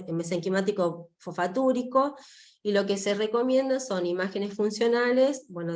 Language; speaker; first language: Spanish; native; Spanish